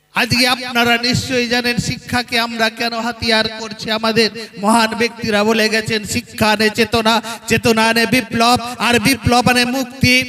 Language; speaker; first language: Bangla; non-native, local second language; Santali